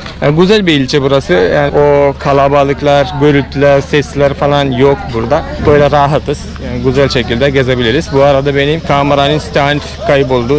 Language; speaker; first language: Turkish; non-native, fluent; Malayalam